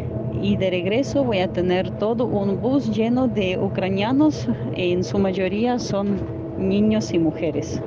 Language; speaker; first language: Spanish; non-native, fluent; Ukrainian